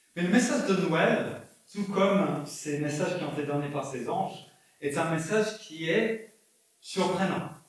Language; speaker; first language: French; non-native, fluent; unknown